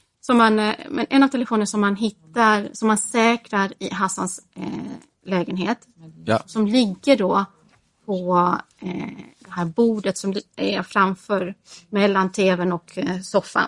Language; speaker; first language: Swedish; native; Swedish